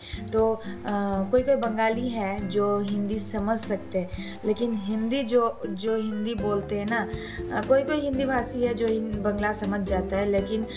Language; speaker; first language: Hindi; non-native, local second language; Bangla